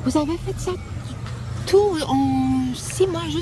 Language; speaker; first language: French; non-native, learner; English